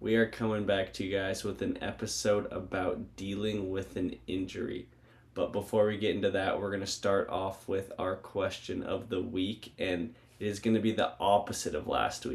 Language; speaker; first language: English; native; English